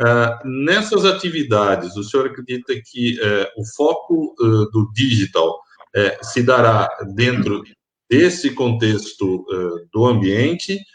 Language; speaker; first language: Portuguese; native; Portuguese